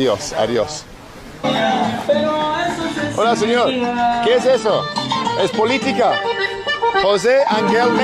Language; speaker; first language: Spanish; non-native, learner; English